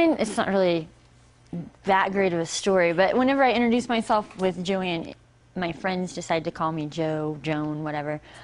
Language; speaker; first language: English; native; English